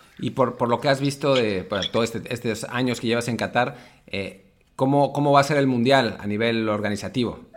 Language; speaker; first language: Spanish; native; Spanish